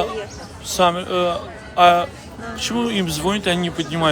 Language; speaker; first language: Russian; non-native, fluent; Azerbaijani